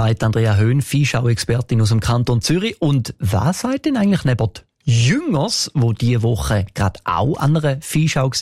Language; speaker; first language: German; native; German